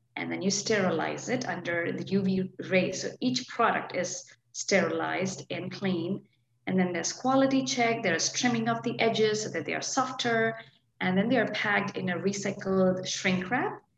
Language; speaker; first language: English; non-native, local second language; Hindi